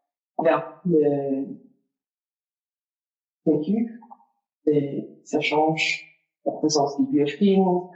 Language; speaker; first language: French; non-native, fluent; English